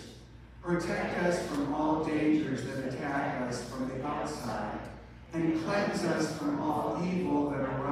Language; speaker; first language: English; native; English